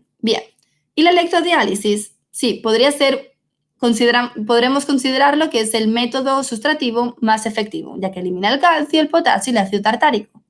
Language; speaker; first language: Spanish; native; Spanish